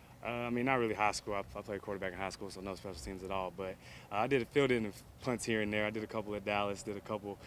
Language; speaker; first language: English; native; English